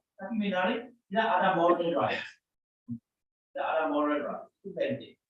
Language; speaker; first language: Indonesian; non-native, learner; German